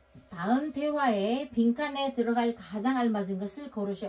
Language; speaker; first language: Korean; non-native, fluent; Filipino